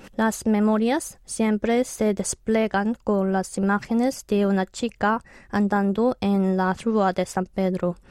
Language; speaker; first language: Spanish; non-native, fluent; Korean